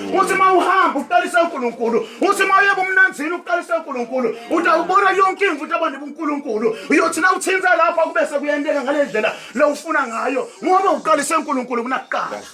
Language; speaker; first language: Zulu; non-native, local second language; Tsonga